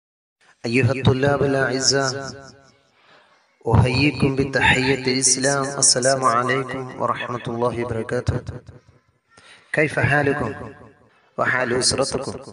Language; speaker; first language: Arabic; non-native, fluent; Malayalam